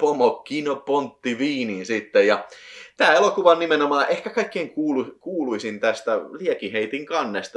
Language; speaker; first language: Finnish; native; Finnish